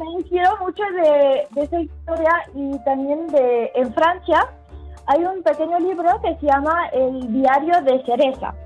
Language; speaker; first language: Spanish; early bilingual, heritage; Spanish